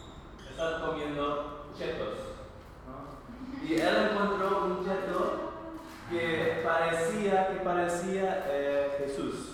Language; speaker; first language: Spanish; non-native, fluent; English